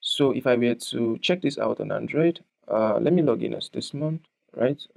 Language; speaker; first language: English; non-native, local second language; Yoruba